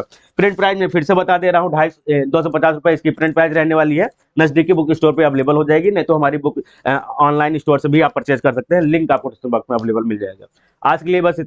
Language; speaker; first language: Hindi; native; Hindi